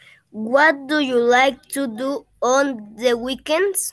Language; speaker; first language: English; non-native, learner; Spanish